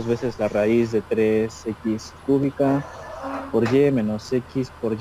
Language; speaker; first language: Spanish; native; Spanish